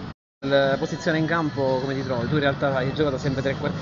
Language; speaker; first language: Italian; native; Italian